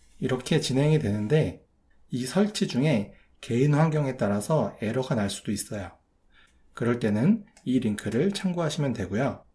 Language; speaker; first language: Korean; native; Korean